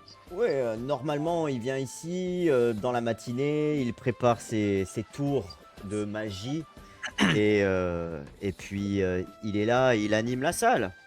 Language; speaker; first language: French; native; French